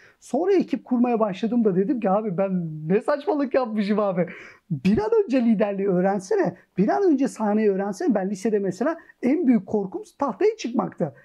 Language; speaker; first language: Turkish; early bilingual, heritage; Turkish